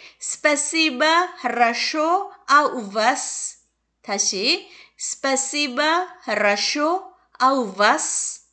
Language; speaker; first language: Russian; non-native, fluent; Korean